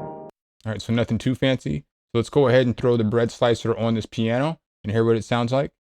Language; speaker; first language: English; native; English